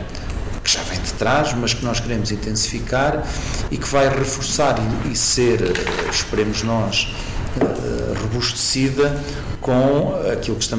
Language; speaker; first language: Portuguese; native; Portuguese